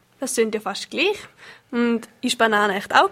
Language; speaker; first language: German; native; German